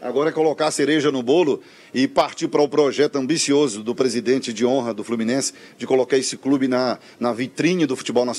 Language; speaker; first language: Portuguese; native; Portuguese